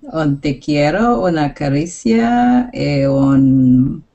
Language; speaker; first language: Spanish; non-native, learner; English